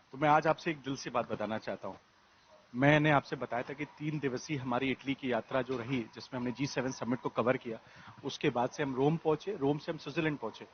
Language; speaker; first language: Hindi; native; Hindi